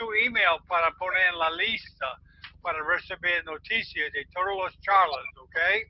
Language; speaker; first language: Spanish; non-native, learner; English